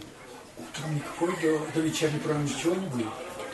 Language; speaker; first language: Russian; native; Russian